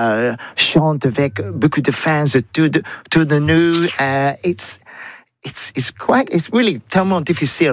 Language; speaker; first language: French; non-native, learner; English